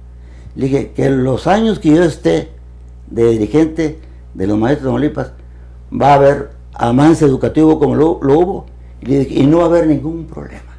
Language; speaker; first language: Spanish; native; Spanish